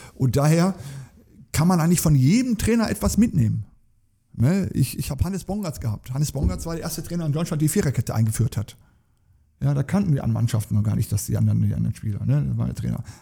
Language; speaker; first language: German; native; German